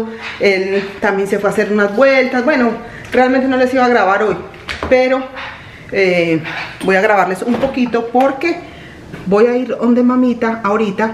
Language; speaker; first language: Spanish; native; Spanish